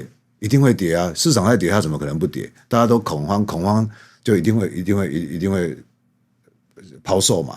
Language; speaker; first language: Chinese; native; Chinese